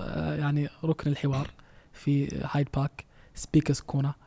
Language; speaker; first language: Arabic; non-native, fluent; Danish